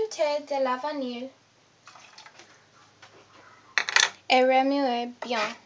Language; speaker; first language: French; non-native, learner; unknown